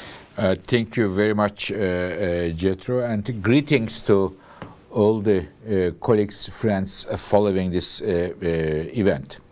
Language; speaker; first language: English; non-native, fluent; Turkish